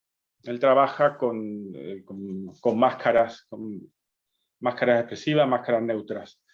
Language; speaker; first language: Spanish; native; Spanish